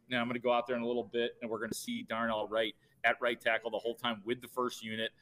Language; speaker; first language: English; native; English